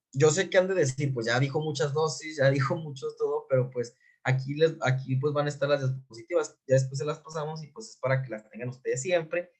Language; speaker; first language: Spanish; native; Spanish